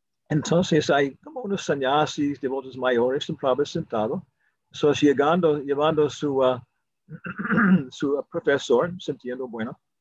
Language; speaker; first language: Spanish; non-native, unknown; English